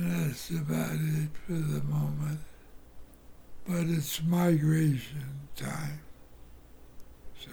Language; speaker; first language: English; native; English